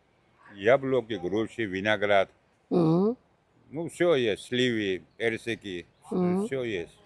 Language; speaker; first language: Russian; non-native, local second language; Georgian